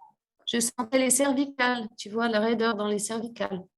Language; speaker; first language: French; native; French